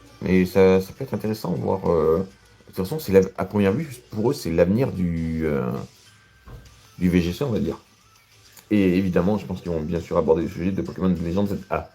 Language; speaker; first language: French; native; French